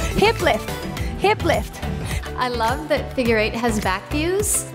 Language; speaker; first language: English; native; English